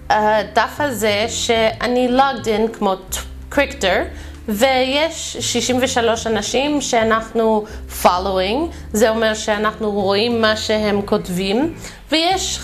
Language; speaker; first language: Hebrew; non-native, fluent; English